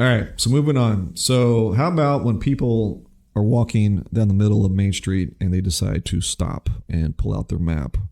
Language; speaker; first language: English; native; English